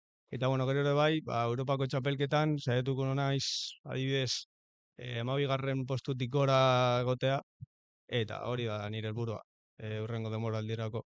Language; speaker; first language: Basque; non-native, local second language; Spanish